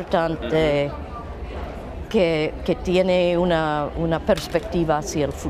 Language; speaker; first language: Spanish; non-native, fluent; English